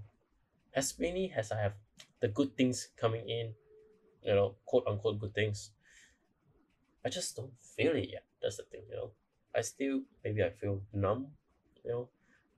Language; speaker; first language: English; non-native, local second language; Chinese